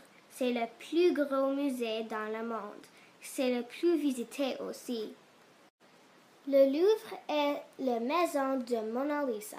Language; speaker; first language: French; non-native, learner; English